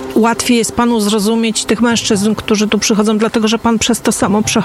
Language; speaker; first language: Polish; native; Polish